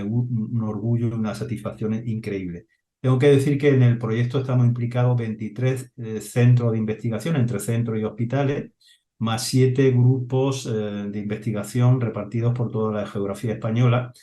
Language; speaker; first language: Spanish; native; Spanish